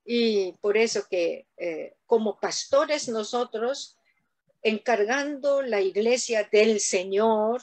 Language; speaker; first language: Spanish; non-native, learner; Korean